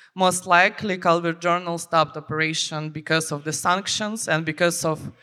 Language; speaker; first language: English; non-native, fluent; Ukrainian